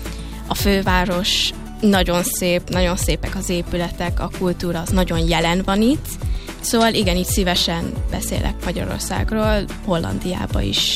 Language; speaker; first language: Hungarian; early bilingual, heritage; Hungarian